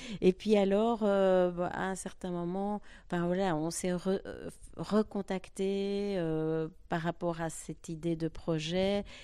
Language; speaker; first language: French; native; French